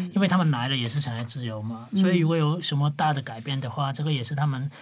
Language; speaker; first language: Chinese; non-native, local second language; Cantonese